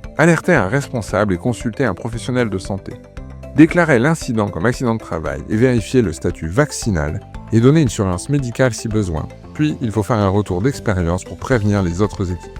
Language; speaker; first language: French; native; French